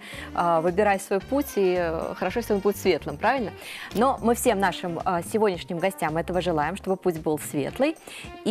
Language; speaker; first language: Russian; native; Russian